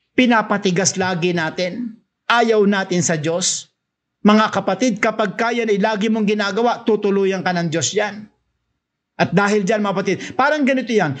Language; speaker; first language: Filipino; non-native, local second language; Cebuano